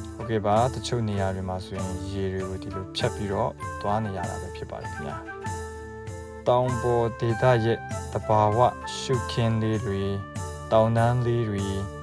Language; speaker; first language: Burmese; non-native, local second language; Kachin